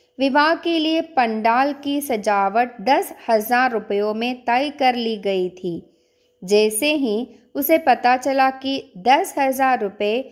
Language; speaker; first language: Hindi; non-native, local second language; Malayalam